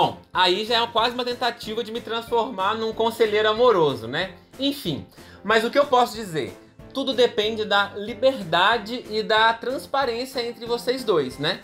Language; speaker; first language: Portuguese; native; Portuguese